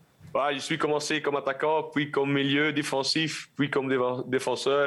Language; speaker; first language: French; non-native, local second language; Dutch